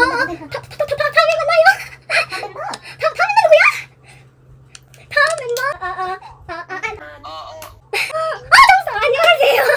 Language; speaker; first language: Korean; non-native, learner; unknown